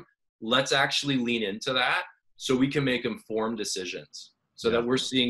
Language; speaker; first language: English; native; English